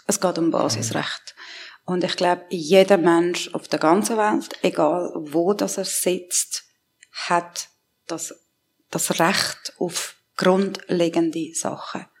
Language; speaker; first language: German; early bilingual, other home language; Persian